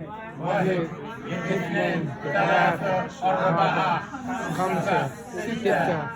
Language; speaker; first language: Arabic; non-native, learner; English